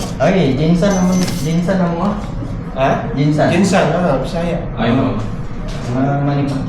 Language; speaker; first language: Filipino; non-native, local second language; Hiligaynon